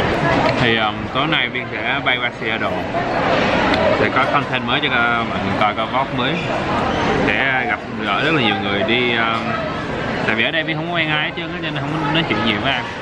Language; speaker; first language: Vietnamese; early bilingual, heritage; Vietnamese